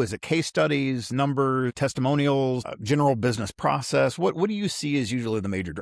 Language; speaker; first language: English; native; English